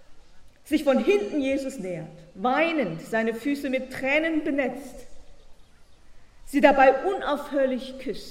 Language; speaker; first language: German; native; German